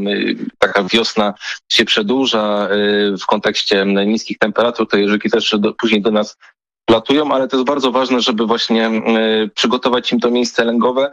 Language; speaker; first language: Polish; native; Polish